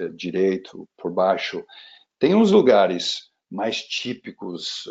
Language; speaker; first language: Portuguese; non-native, fluent; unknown